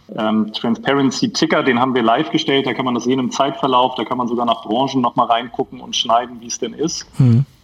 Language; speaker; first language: German; native; German